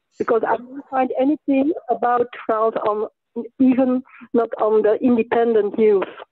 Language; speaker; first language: English; non-native, fluent; Dutch